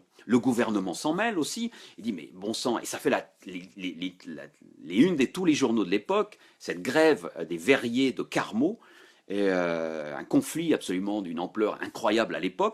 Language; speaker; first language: French; native; French